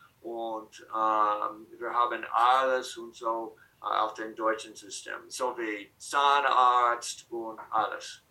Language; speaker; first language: German; non-native, fluent; English